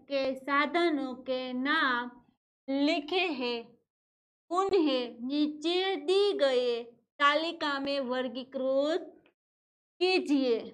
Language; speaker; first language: Hindi; non-native, local second language; Gujarati